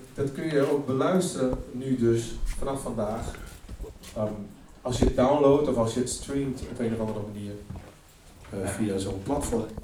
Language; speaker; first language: Dutch; non-native, local second language; Western Frisian